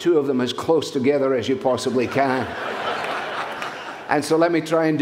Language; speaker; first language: English; native; English